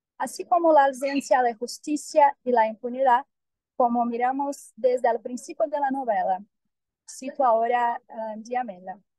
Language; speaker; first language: Spanish; non-native, fluent; Portuguese